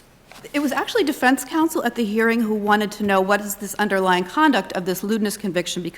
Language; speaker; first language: English; native; English